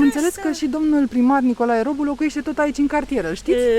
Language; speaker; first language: Romanian; native; Romanian